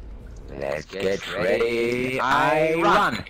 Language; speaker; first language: English; non-native, learner; German